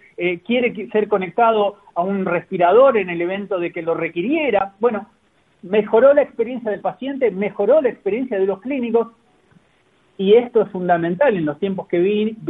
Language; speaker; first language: Spanish; native; Spanish